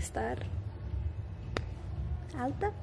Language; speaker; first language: Spanish; non-native, learner; English